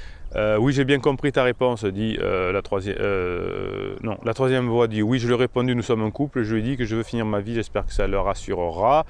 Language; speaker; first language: French; native; French